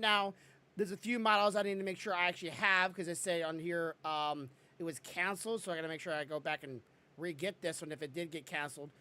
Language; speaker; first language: English; native; English